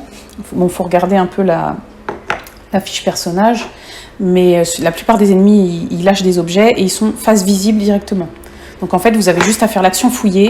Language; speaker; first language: French; native; French